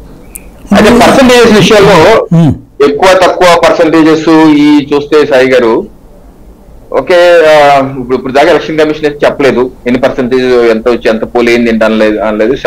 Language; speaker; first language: Telugu; native; Telugu